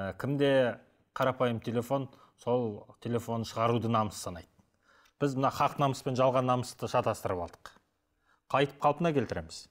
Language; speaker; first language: Kazakh; native; Kazakh